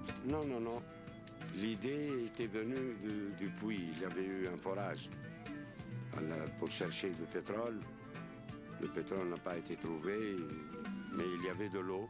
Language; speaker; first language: French; non-native, local second language; Arabic